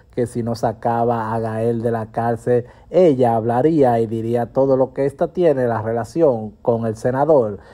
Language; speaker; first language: Spanish; native; Spanish